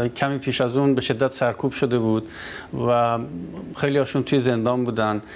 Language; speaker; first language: Persian; native; Persian